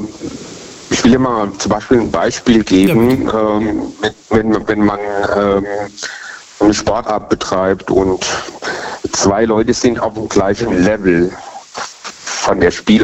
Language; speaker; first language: German; native; German